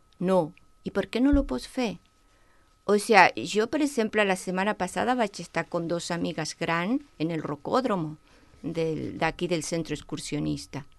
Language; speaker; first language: Catalan; non-native, local second language; Spanish